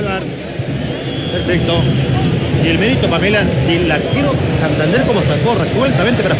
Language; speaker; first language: Spanish; native; Spanish